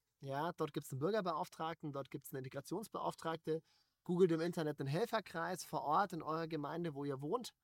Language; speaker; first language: German; native; German